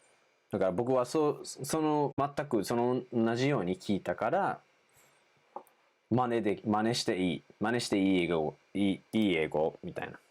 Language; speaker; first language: Japanese; non-native, fluent; English